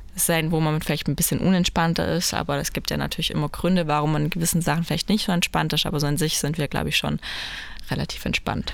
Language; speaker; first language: German; native; German